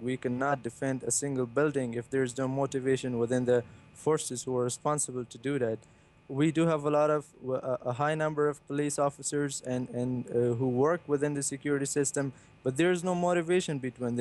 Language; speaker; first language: English; non-native, fluent; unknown